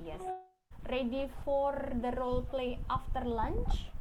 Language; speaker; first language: English; non-native, fluent; Indonesian